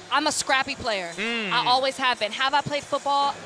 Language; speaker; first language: English; native; English